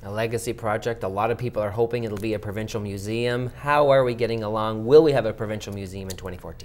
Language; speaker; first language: English; native; English